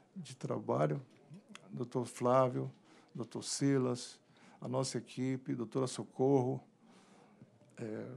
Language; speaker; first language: Portuguese; native; Portuguese